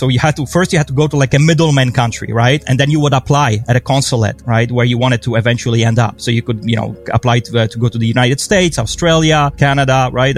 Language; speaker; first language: English; non-native, fluent; Polish